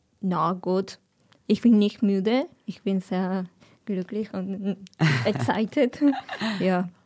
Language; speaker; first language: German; non-native, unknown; Spanish